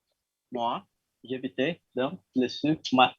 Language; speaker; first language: French; non-native, learner; Indonesian